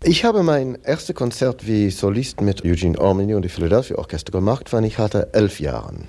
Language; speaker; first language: German; non-native, fluent; English